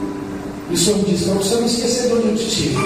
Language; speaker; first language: Portuguese; native; Portuguese